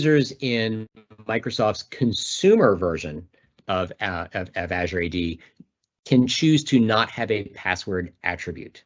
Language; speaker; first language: English; native; English